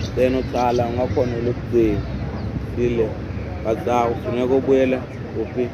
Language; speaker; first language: Zulu; non-native, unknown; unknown